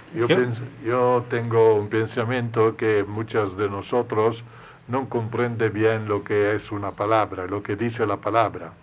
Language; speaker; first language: Spanish; non-native, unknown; Italian